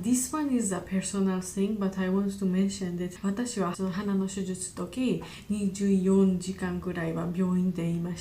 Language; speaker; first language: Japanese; non-native, learner; Georgian